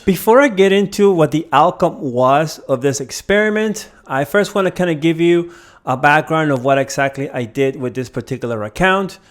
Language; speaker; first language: English; native; English